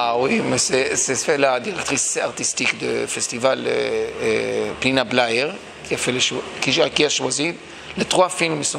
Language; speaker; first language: French; non-native, fluent; Hebrew